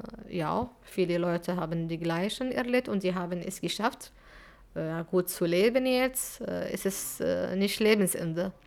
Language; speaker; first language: German; non-native, fluent; Arabic